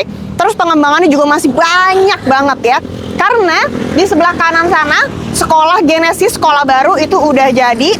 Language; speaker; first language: Indonesian; native; Indonesian